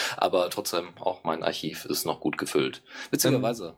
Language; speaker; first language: German; native; German